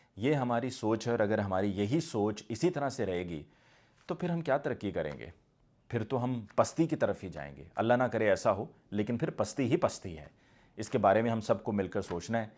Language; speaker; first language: Urdu; native; Urdu